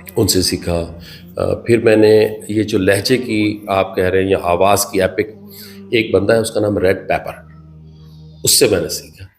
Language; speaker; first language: Urdu; non-native, local second language; Punjabi